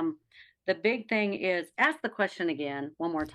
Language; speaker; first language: English; native; English